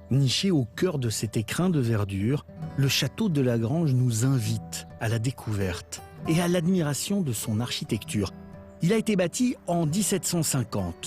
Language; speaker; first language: French; native; French